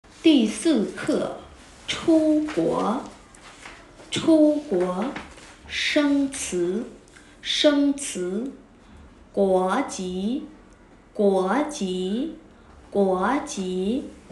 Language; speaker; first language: Chinese; non-native, fluent; Vietnamese